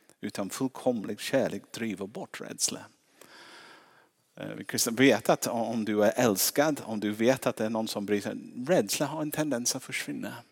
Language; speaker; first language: Swedish; non-native, fluent; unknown